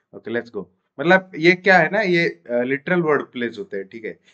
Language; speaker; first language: Hindi; non-native, local second language; Odia